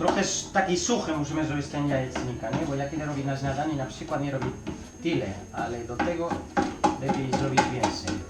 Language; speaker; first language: Polish; non-native, learner; Spanish